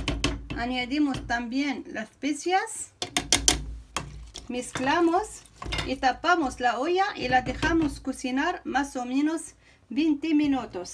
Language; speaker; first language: Spanish; non-native, fluent; Arabic